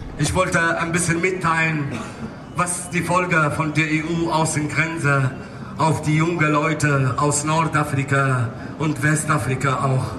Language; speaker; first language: German; non-native, local second language; Arabic